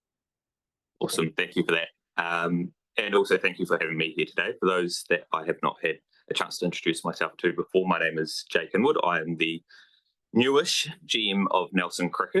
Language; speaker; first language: English; native; English